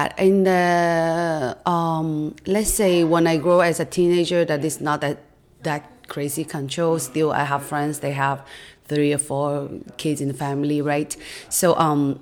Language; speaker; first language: English; non-native, fluent; Chinese